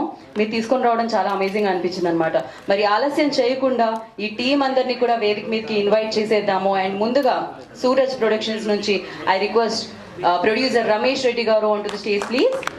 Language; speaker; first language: Telugu; native; Telugu